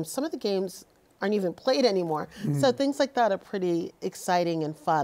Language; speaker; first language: English; native; English